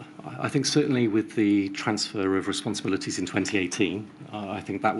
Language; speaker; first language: English; native; English